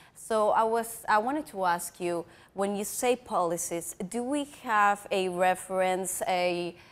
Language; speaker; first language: English; non-native, fluent; Spanish